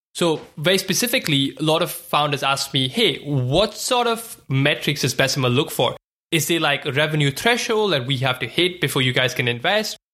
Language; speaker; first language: English; non-native, local second language; Hindi